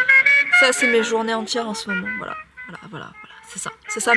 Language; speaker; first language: French; native; French